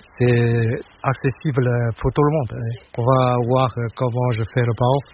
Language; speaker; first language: French; non-native, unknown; Chinese